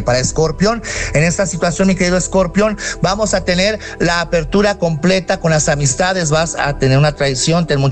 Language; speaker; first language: Spanish; native; Spanish